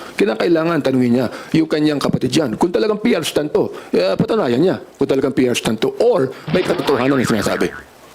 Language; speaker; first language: Filipino; native; Filipino